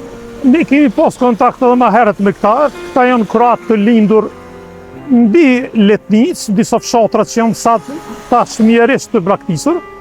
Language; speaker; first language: Albanian; native; Albanian